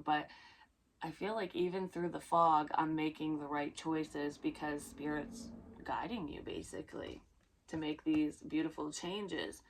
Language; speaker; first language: English; native; English